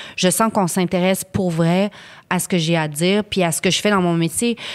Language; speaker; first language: French; native; French